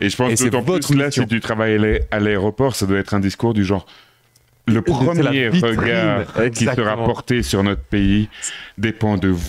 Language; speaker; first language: French; native; French